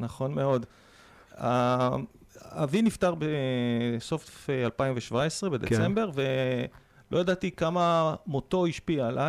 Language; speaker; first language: Hebrew; native; Hebrew